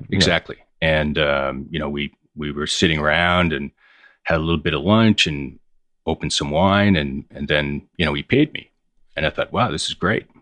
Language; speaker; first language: English; native; English